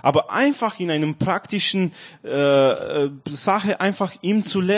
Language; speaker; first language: German; non-native, learner; Romanian